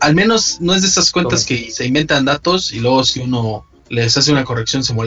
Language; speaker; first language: Spanish; native; Spanish